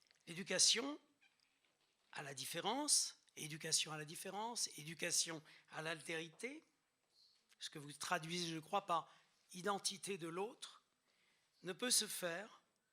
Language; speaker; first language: French; native; French